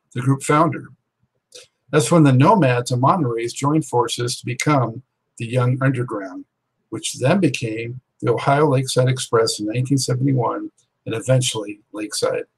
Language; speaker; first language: English; native; English